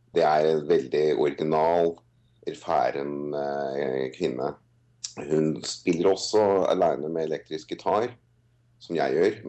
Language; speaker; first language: Norwegian; non-native, fluent; English